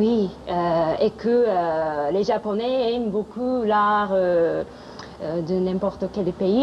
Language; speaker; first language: French; non-native, fluent; Japanese